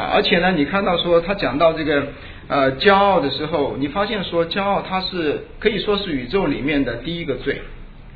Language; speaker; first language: Chinese; native; Chinese